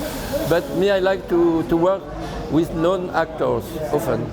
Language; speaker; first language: English; non-native, fluent; French